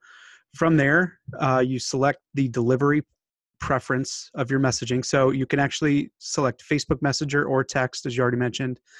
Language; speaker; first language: English; native; English